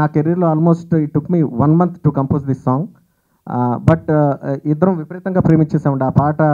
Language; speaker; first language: Telugu; native; Telugu